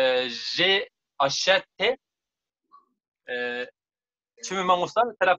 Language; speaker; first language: French; non-native, learner; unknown